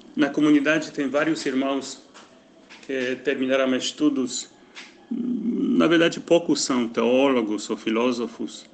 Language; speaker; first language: Portuguese; non-native, fluent; Polish